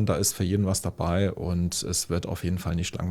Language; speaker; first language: German; native; German